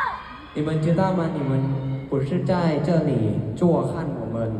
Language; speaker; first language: Chinese; non-native, learner; Thai